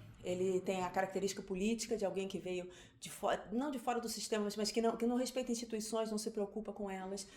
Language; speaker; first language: Portuguese; native; Portuguese